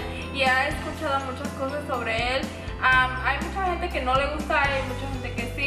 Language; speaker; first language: Spanish; early bilingual, other home language; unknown